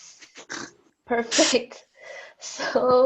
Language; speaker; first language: English; non-native, learner; Korean